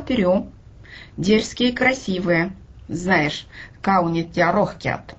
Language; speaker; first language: Russian; non-native, fluent; Finnish